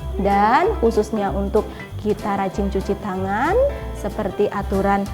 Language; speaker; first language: Indonesian; native; Indonesian